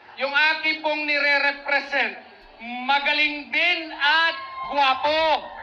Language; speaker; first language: Filipino; non-native, local second language; Cebuano